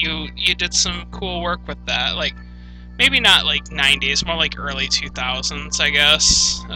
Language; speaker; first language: English; native; English